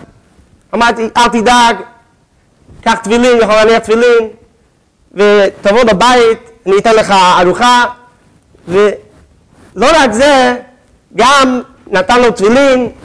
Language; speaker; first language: Hebrew; non-native, fluent; French